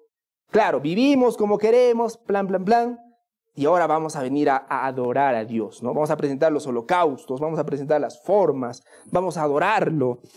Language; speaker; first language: Spanish; native; Spanish